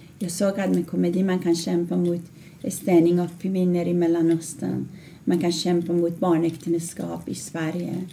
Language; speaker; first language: Swedish; non-native, fluent; Persian